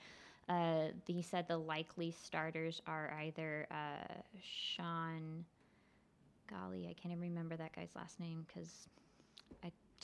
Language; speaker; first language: English; native; English